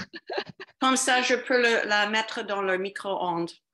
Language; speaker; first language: French; non-native, fluent; English